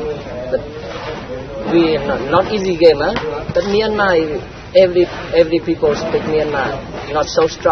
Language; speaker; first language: English; non-native, learner; Vietnamese